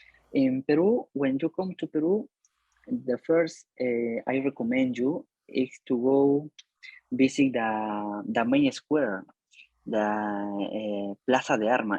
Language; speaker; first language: English; non-native, learner; Spanish